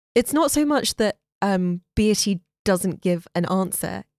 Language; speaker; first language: English; native; English